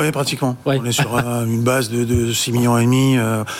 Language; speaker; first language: French; native; French